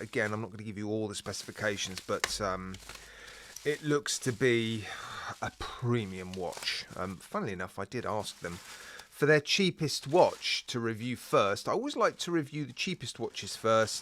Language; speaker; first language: English; native; English